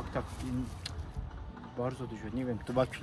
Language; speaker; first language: Polish; non-native, learner; Turkish